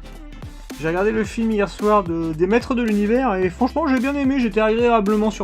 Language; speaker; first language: French; native; French